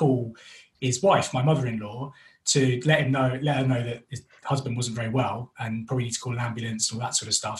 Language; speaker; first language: English; native; English